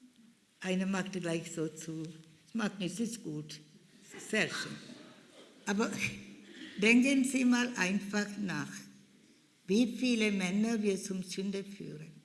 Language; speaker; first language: German; non-native, fluent; Malayalam